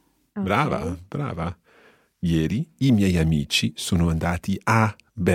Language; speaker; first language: Italian; non-native, fluent; English